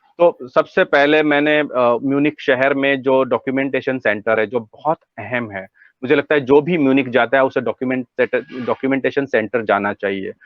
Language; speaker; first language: Urdu; native; Urdu